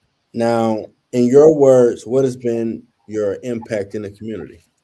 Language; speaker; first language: English; native; English